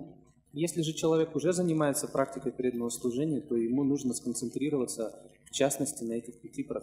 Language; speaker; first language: Russian; native; Russian